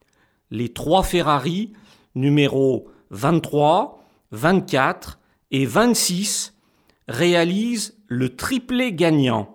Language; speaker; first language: French; native; French